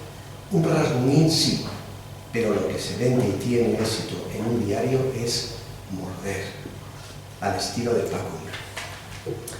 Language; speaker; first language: Spanish; native; Spanish